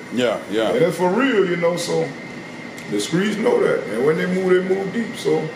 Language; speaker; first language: English; native; English